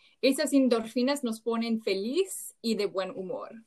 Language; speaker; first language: Spanish; non-native, learner; English